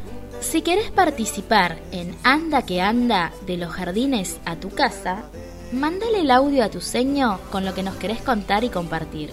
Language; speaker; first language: Spanish; native; Spanish